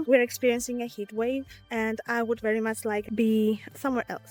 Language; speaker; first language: English; non-native, fluent; Greek